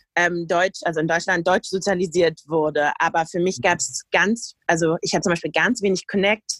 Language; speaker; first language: German; native; German